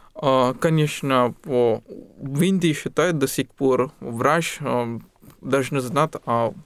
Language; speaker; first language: Russian; non-native, fluent; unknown